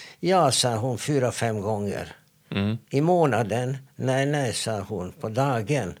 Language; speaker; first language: Swedish; non-native, fluent; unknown